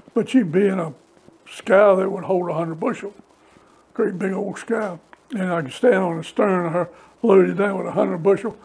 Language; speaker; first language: English; native; English